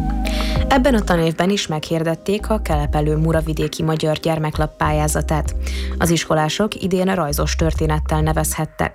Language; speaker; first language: Hungarian; native; Hungarian